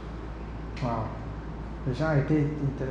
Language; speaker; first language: French; non-native, learner; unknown